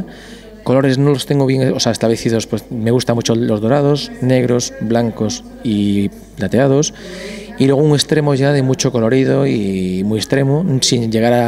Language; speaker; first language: Spanish; native; Spanish